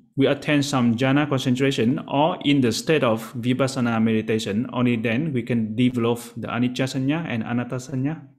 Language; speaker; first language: English; non-native, learner; Vietnamese